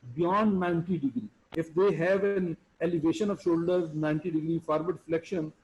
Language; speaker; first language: English; non-native, local second language; Urdu